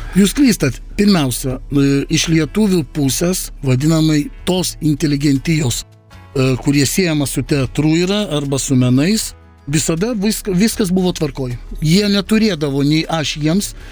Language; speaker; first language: Lithuanian; non-native, local second language; Polish